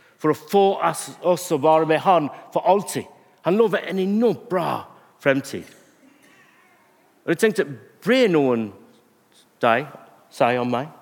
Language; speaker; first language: Norwegian; non-native, fluent; English